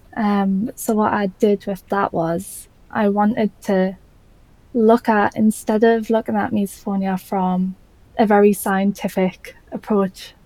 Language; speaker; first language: English; native; English